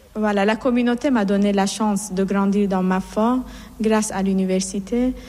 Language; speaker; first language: French; non-native, fluent; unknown